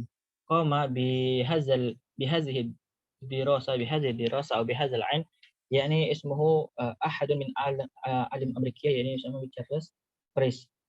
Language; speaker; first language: Arabic; non-native, learner; Indonesian